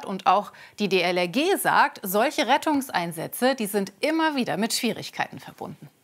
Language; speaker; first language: German; native; German